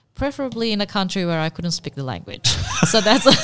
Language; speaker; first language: English; non-native, fluent; Indonesian